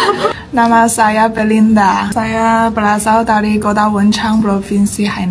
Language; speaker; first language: Indonesian; non-native, learner; Chinese